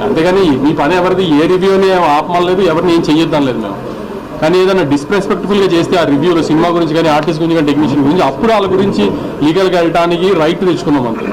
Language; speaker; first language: Telugu; native; Telugu